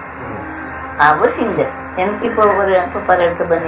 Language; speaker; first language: Malayalam; non-native, local second language; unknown